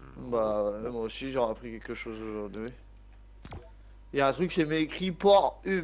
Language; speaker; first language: French; native; French